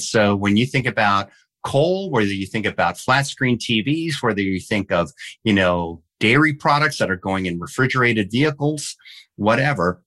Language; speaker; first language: English; early bilingual, heritage; English